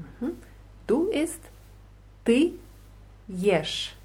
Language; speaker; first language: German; non-native, fluent; Russian